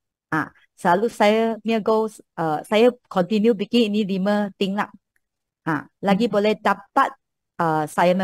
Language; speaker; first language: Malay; non-native, local second language; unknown